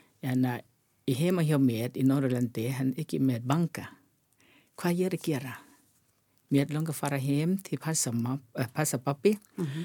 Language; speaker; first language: Icelandic; non-native, learner; Thai